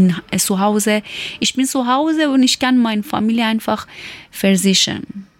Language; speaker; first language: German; non-native, learner; Persian